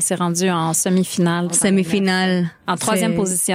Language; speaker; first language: French; early bilingual, other home language; Spanish